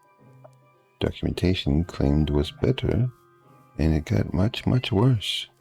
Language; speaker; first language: English; native; English